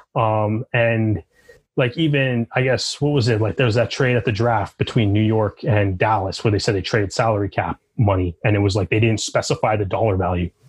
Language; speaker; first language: English; native; English